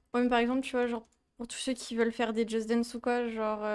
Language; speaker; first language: French; native; French